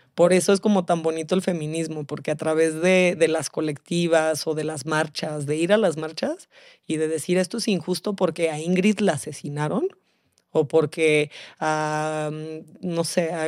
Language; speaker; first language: Spanish; early bilingual, heritage; Spanish